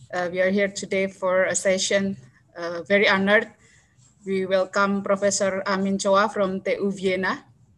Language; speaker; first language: English; non-native, fluent; Indonesian